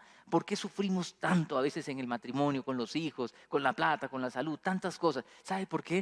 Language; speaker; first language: Spanish; native; Spanish